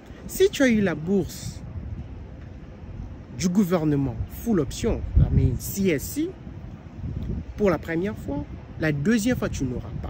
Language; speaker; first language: French; non-native, local second language; Lingala